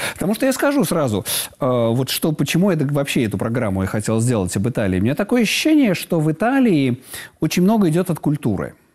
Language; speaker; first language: Russian; native; Russian